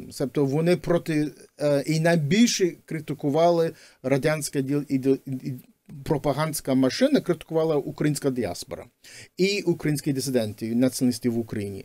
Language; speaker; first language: Ukrainian; early bilingual, heritage; Ukrainian